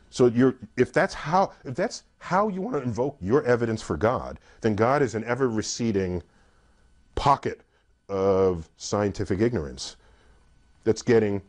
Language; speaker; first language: English; native; English